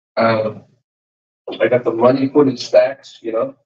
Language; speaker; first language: English; native; English